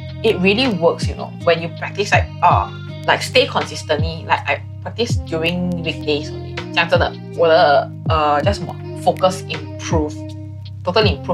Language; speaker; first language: English; non-native, local second language; Chinese